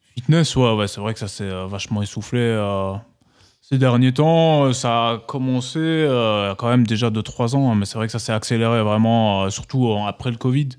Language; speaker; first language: French; native; French